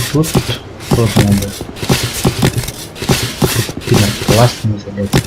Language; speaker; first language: Russian; native; Russian